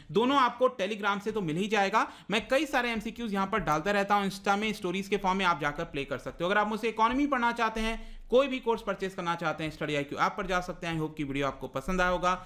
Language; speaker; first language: Hindi; native; Hindi